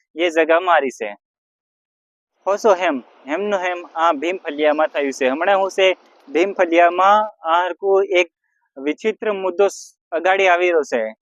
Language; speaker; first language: Gujarati; non-native, local second language; Bhili